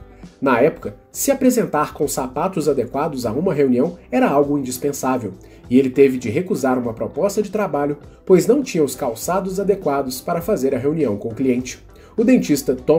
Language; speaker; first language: Portuguese; native; Portuguese